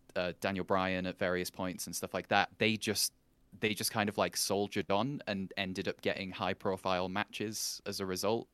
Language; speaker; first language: English; native; English